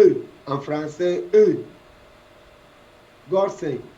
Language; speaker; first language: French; non-native, fluent; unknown